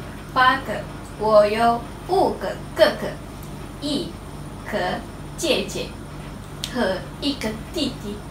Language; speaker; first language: Chinese; non-native, learner; Malay